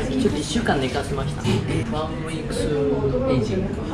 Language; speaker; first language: Japanese; native; Japanese